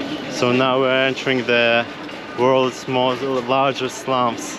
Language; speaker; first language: English; non-native, fluent; Russian